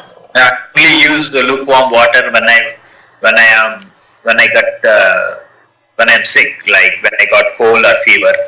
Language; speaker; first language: English; non-native, learner; Telugu